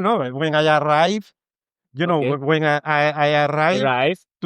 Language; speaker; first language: English; non-native, fluent; Spanish